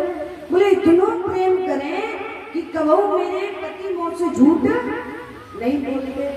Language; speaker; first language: Hindi; native; Hindi